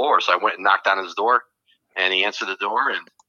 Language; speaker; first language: English; native; English